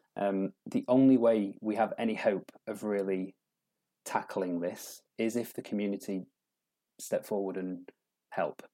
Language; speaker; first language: English; native; English